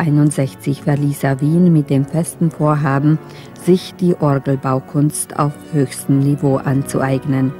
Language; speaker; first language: German; native; German